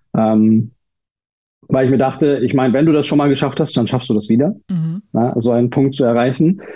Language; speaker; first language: German; early bilingual, other home language; Turkish